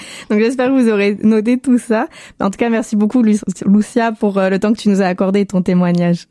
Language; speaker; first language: French; native; French